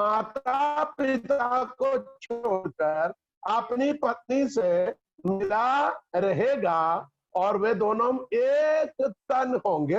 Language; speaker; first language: Hindi; non-native, local second language; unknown